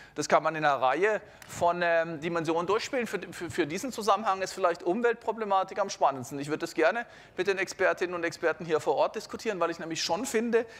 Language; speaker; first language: German; native; German